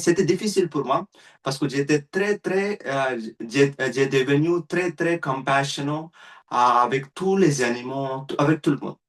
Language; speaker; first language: French; non-native, learner; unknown